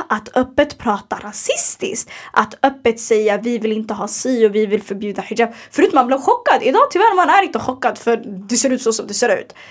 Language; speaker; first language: Swedish; early bilingual, other home language; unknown